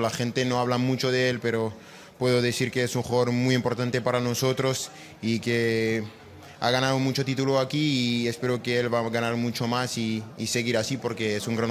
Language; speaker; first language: Spanish; non-native, fluent; French